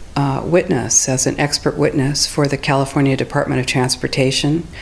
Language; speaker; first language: English; native; English